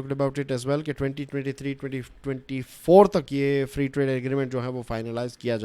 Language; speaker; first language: Hindi; native; Hindi